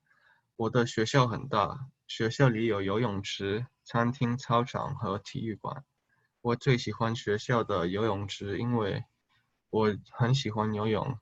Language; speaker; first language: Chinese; early bilingual, heritage; Chinese